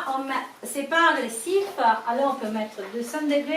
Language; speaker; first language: French; non-native, learner; Italian